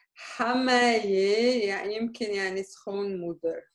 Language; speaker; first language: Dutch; non-native, learner; Arabic